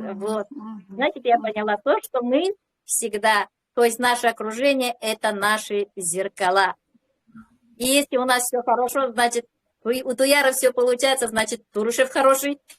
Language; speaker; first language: Russian; native; Russian